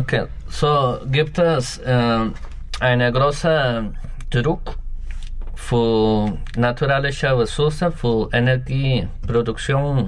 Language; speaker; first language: German; non-native, learner; Spanish